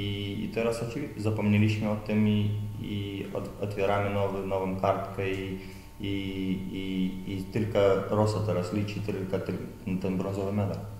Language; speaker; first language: Polish; non-native, fluent; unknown